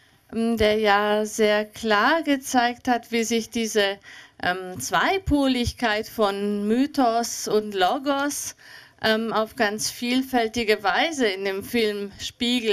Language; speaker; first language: German; native; German